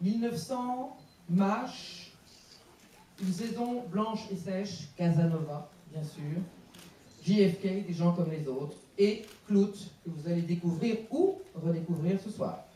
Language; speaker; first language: French; native; French